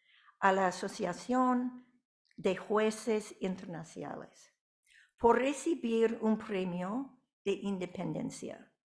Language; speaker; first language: Spanish; non-native, fluent; English